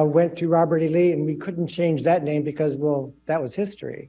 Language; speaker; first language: English; native; English